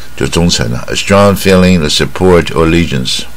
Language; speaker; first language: English; non-native, fluent; Chinese